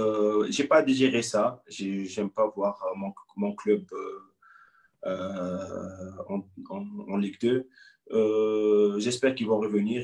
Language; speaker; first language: French; non-native, local second language; Arabic